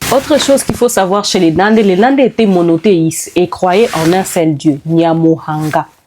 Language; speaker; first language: French; non-native, local second language; Nande